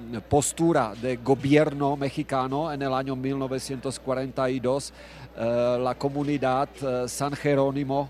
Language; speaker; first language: Spanish; non-native, fluent; Czech